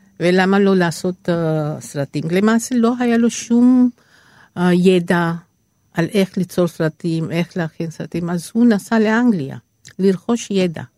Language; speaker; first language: Hebrew; non-native, fluent; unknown